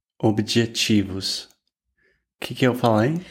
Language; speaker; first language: Portuguese; non-native, fluent; English